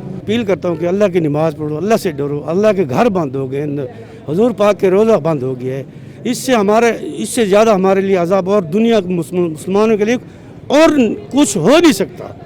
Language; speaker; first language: Urdu; non-native, local second language; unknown